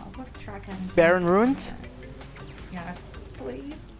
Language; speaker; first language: English; native; English